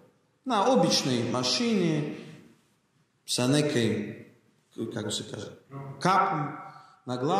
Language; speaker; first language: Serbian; non-native, learner; Russian